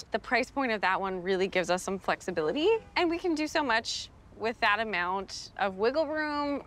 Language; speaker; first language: English; native; English